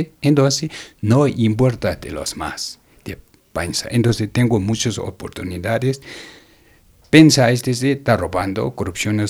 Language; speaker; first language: Spanish; non-native, learner; Tibetan